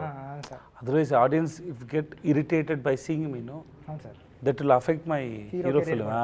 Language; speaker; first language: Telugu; non-native, learner; Tamil